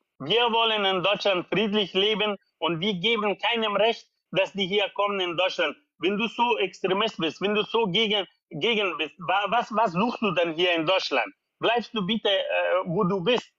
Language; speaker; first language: German; non-native, learner; Persian